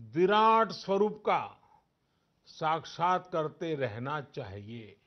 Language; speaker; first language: Hindi; non-native, local second language; Gujarati